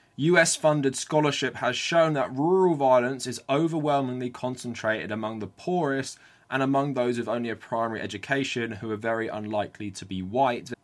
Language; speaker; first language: English; native; English